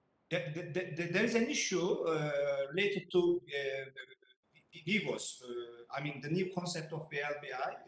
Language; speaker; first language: English; non-native, fluent; Turkish